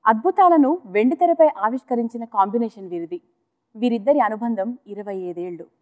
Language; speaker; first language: Telugu; native; Telugu